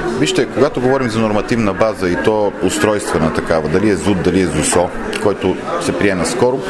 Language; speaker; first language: Bulgarian; native; Bulgarian